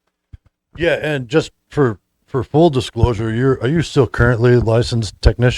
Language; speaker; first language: English; native; English